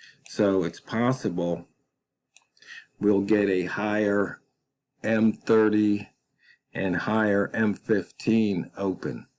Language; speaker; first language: English; native; English